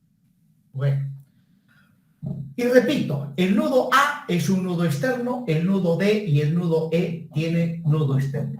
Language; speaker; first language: Spanish; native; Spanish